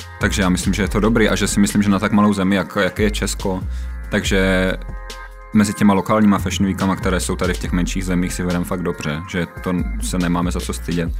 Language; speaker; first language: Czech; native; Czech